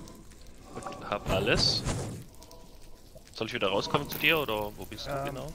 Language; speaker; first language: German; native; German